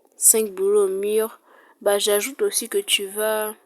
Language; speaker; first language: French; native; French